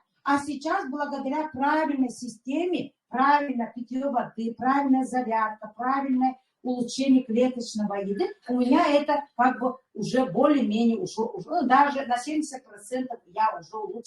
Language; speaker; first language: Russian; non-native, local second language; Yakut